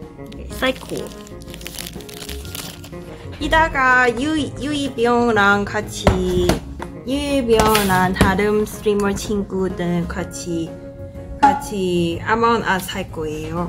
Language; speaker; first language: Korean; non-native, learner; Cantonese